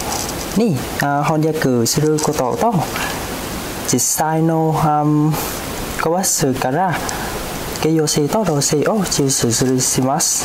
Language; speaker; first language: Japanese; non-native, fluent; Vietnamese